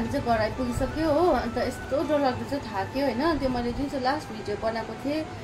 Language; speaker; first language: Nepali; native; Nepali